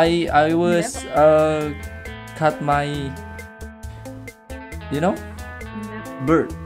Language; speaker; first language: English; non-native, learner; Indonesian